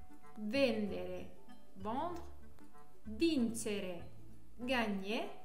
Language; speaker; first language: Italian; non-native, fluent; French